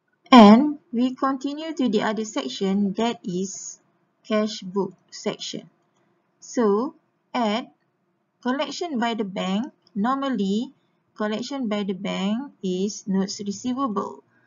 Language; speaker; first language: English; non-native, local second language; Malay